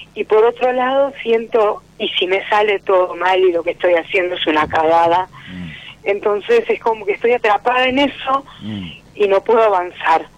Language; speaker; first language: Spanish; native; Spanish